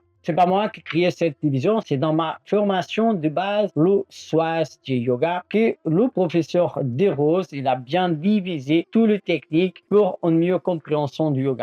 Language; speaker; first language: French; non-native, fluent; Portuguese